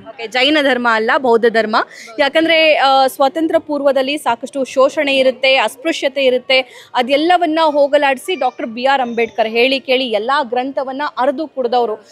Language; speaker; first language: Kannada; native; Kannada